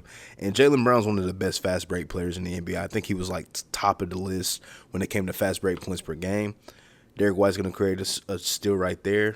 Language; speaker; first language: English; native; English